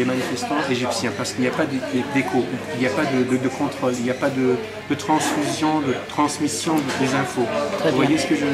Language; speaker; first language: French; non-native, fluent; Persian